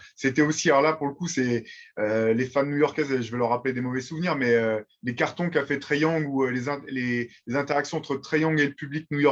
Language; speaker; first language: French; native; French